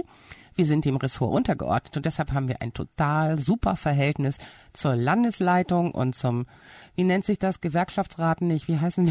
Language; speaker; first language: German; native; German